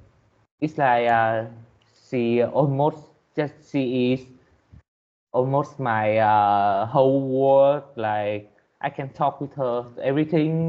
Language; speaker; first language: English; non-native, learner; Vietnamese